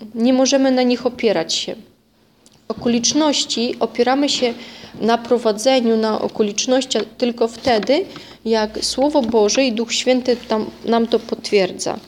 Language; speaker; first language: Polish; non-native, fluent; Russian